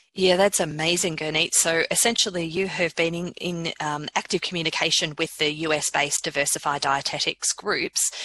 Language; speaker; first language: English; native; English